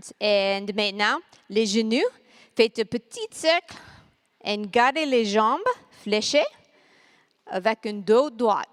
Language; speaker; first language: French; non-native, learner; English